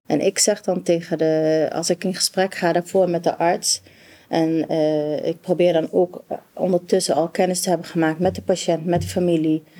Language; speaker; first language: Dutch; non-native, fluent; Arabic